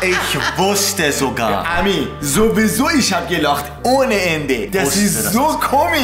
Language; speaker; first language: German; non-native, learner; Persian